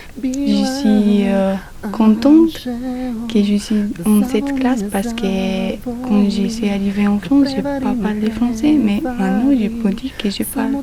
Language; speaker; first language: French; non-native, learner; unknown